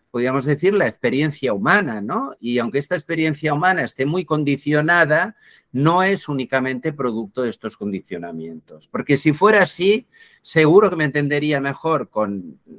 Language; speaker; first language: Spanish; native; Spanish